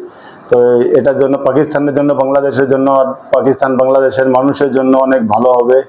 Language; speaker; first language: Bangla; early bilingual, heritage; Bangla